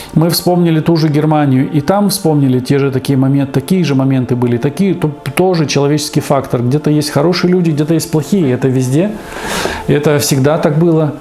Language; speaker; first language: Russian; native; Russian